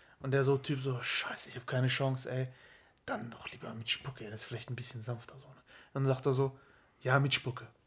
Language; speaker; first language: German; early bilingual, other home language; Turkish